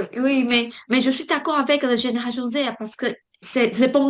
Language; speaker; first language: French; non-native, learner; Chinese